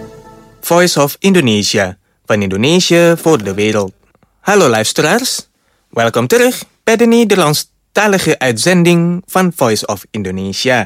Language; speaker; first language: Dutch; non-native, fluent; Indonesian